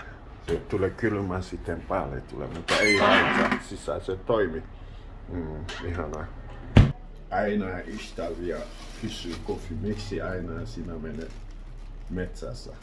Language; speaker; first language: Finnish; non-native, learner; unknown